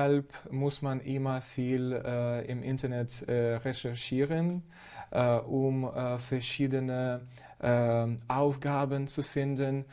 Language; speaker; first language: German; non-native, fluent; Ukrainian